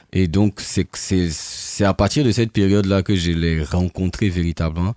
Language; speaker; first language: French; native; French